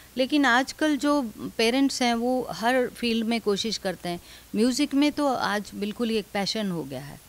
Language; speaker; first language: Hindi; non-native, local second language; Dogri